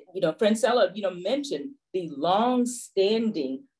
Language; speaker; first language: English; native; English